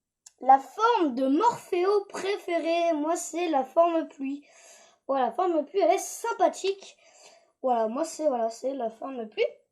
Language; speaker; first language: French; native; French